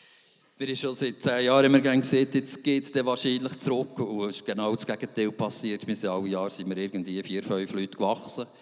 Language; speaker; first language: German; native; German